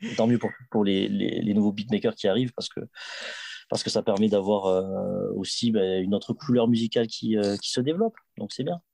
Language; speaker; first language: French; native; French